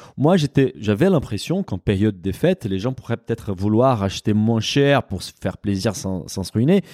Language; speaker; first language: French; non-native, fluent; Portuguese